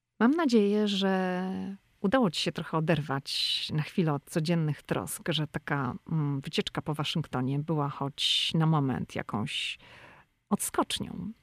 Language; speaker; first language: Polish; native; Polish